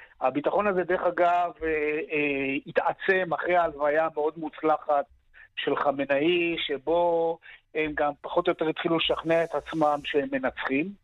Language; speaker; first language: Hebrew; native; Hebrew